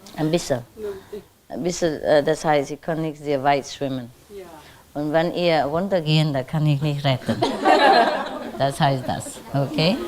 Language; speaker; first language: German; non-native, learner; Vietnamese